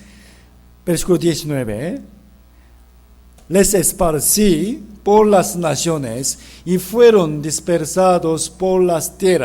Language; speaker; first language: Spanish; non-native, fluent; Korean